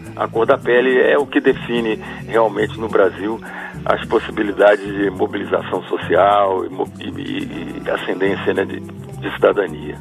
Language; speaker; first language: Portuguese; native; Portuguese